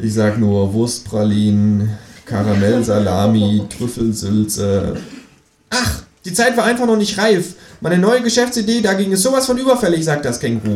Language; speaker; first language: German; native; German